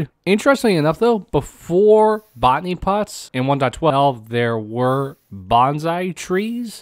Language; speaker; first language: English; native; English